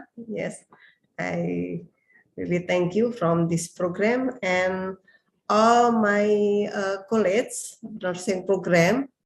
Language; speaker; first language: English; non-native, learner; Indonesian